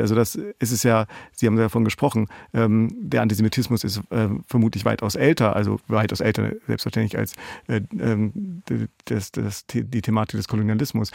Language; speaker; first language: German; native; German